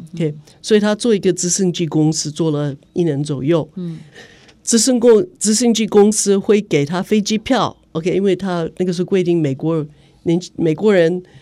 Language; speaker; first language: Chinese; non-native, fluent; English